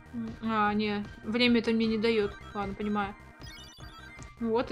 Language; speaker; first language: Russian; native; Russian